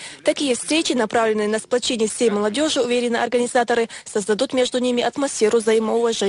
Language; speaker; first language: Russian; native; Russian